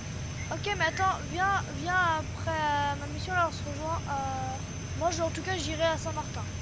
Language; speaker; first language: French; native; French